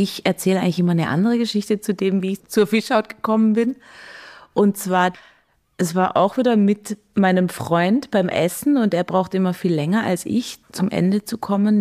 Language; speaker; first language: German; native; German